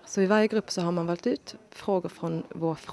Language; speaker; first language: Swedish; native; Swedish